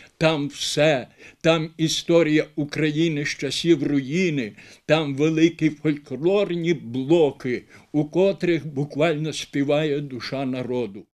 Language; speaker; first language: Ukrainian; native; Ukrainian